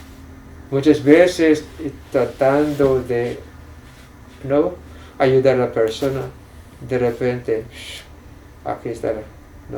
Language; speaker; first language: Spanish; non-native, fluent; English